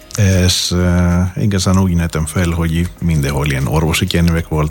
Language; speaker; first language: Hungarian; non-native, learner; Greek